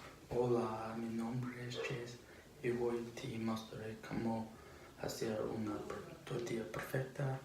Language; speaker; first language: Spanish; non-native, learner; English